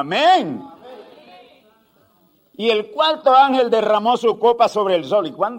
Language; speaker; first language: Spanish; native; Spanish